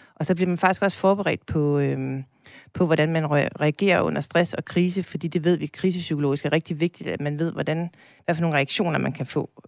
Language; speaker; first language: Danish; native; Danish